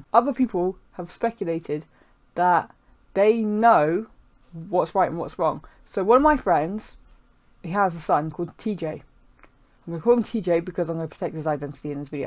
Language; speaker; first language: English; native; English